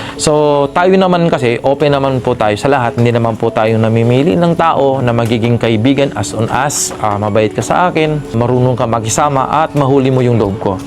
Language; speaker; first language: Filipino; non-native, local second language; Maguindanaon